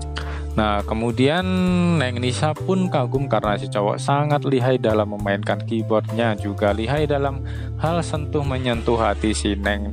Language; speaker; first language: Indonesian; native; Indonesian